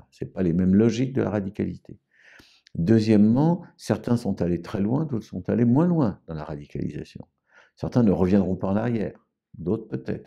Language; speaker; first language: French; native; French